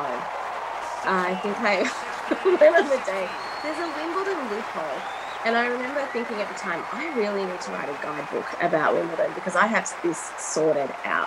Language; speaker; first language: English; native; English